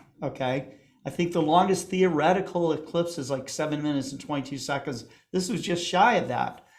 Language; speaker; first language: English; native; English